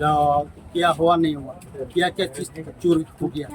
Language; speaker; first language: Hindi; non-native, local second language; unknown